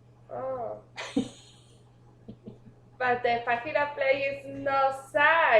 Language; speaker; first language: English; non-native, learner; Spanish